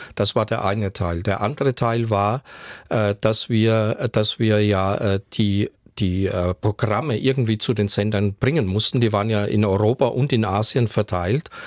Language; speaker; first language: German; native; German